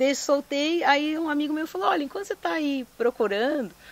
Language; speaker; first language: Portuguese; native; Portuguese